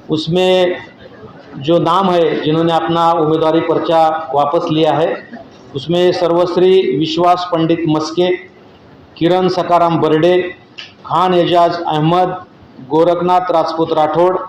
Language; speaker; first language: Hindi; non-native, local second language; Marathi